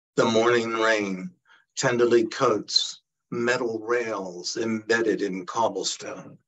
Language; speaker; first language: English; early bilingual, other home language; Italian